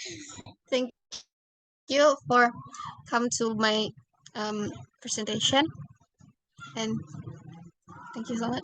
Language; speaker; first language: English; non-native, learner; Indonesian